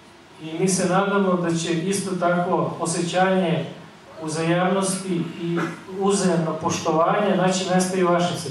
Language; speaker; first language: Bosnian; native; Bosnian